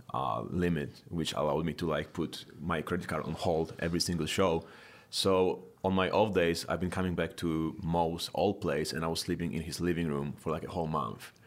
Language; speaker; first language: English; non-native, fluent; Polish